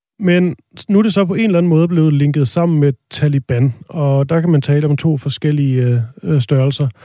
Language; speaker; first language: Danish; native; Danish